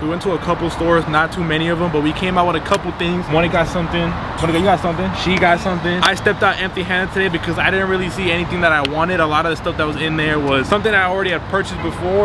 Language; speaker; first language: English; early bilingual, other home language; Spanish